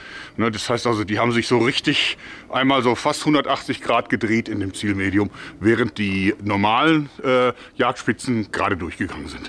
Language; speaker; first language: German; native; German